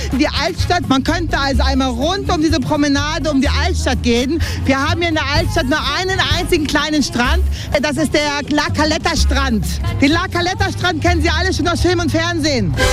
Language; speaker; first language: German; native; German